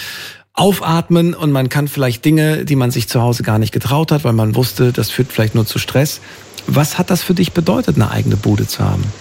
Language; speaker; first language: German; native; German